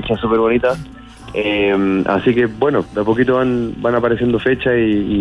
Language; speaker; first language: Spanish; native; Spanish